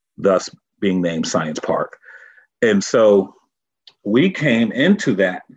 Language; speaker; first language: English; native; English